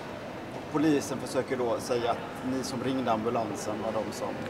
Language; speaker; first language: Swedish; native; Swedish